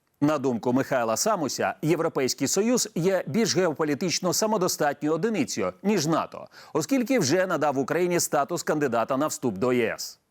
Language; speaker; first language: Ukrainian; native; Ukrainian